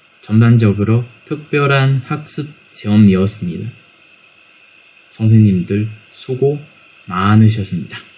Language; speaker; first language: Korean; non-native, learner; Chinese